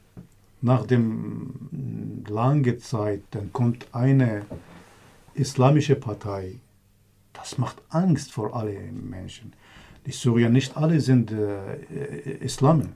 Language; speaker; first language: German; non-native, learner; Kurdish